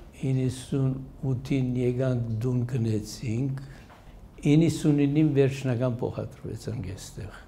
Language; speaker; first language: Armenian; early bilingual, heritage; Armenian